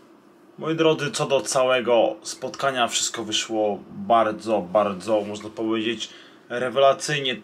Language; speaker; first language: Polish; native; Polish